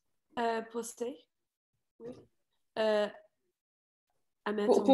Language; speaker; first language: French; non-native, learner; English